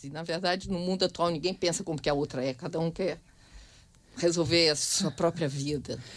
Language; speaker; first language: Portuguese; native; Portuguese